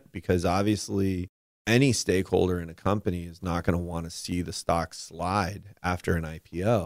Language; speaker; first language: English; native; English